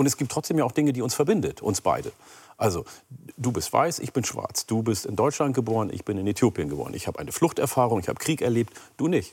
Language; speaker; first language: German; early bilingual, other home language; Oromo